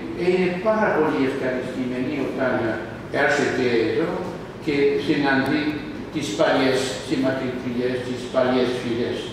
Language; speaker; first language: Greek; non-native, learner; French